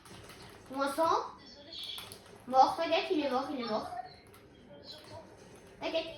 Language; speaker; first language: French; native; French